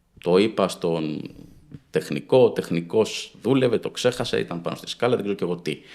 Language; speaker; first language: Greek; native; Greek